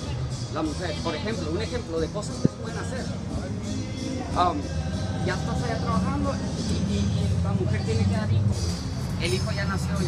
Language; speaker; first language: Spanish; early bilingual, heritage; Spanish